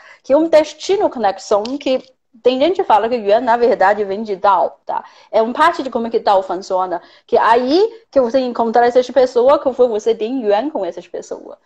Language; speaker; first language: Portuguese; non-native, fluent; Chinese